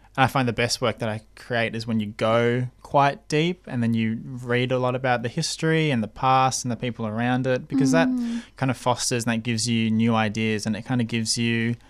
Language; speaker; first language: English; native; English